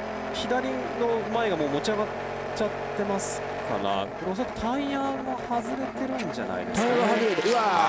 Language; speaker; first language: Japanese; native; Japanese